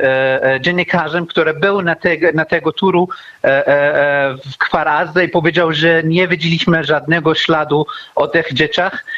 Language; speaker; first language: Polish; non-native, fluent; Arabic